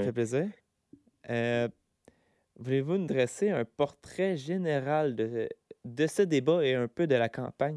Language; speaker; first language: French; native; French